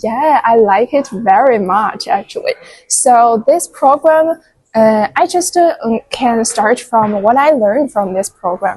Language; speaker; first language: English; non-native, fluent; Chinese